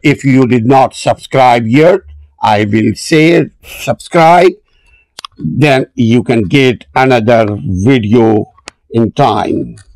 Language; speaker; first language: English; non-native, local second language; Urdu